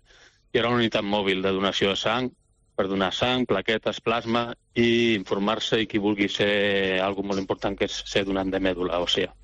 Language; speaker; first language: Catalan; native; Catalan